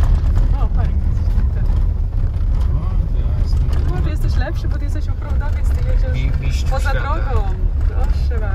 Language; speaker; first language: Polish; native; Polish